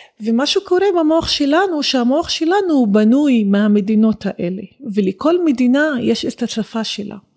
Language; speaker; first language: Hebrew; non-native, local second language; Arabic